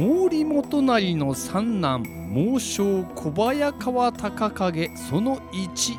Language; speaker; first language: Japanese; native; Japanese